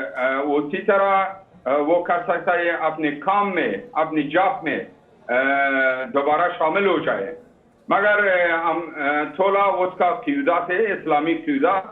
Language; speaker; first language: Hindi; non-native, learner; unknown